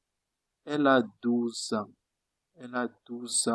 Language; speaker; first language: French; non-native, fluent; Italian